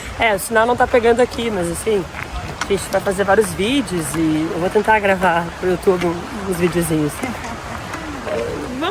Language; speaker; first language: Portuguese; native; Portuguese